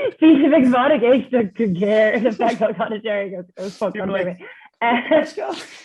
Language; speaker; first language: Irish; non-native, local second language; English